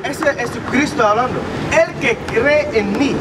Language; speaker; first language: Spanish; non-native, fluent; English